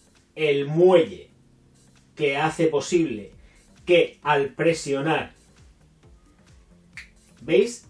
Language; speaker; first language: Spanish; native; Spanish